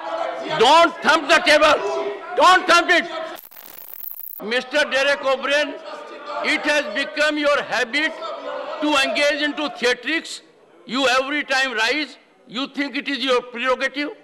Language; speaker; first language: English; non-native, local second language; Hindi